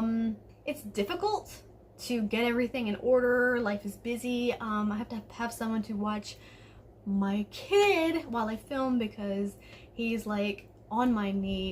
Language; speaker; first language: English; native; English